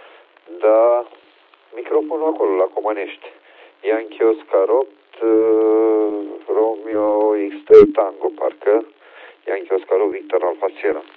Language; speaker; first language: Romanian; native; Romanian